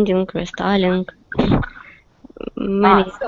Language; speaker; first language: English; non-native, learner; Russian